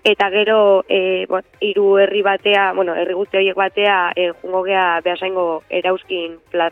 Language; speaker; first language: Basque; native; Basque